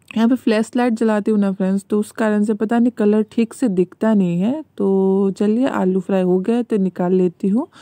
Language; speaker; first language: Hindi; native; Hindi